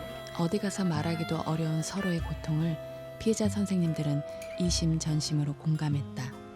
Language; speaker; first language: Korean; native; Korean